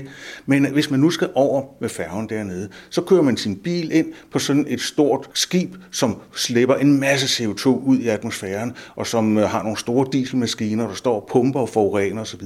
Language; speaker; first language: Danish; native; Danish